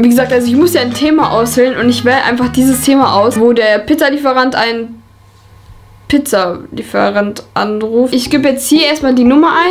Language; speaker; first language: German; native; German